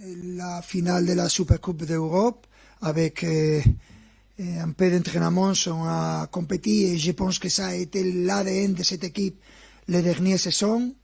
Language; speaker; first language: French; non-native, fluent; Spanish